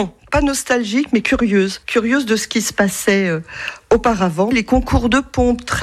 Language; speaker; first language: French; native; French